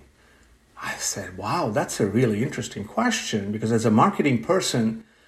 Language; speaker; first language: English; non-native, local second language; Bangla